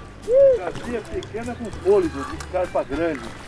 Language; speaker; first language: Portuguese; native; Portuguese